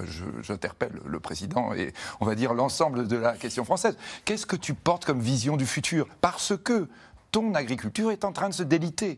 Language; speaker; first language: French; native; French